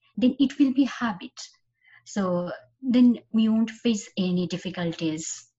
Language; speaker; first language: English; non-native, local second language; Bangla